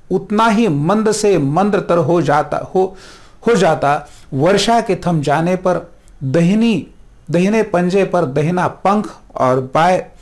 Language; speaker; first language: Hindi; non-native, local second language; Marathi